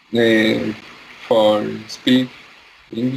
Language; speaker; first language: English; non-native, learner; Spanish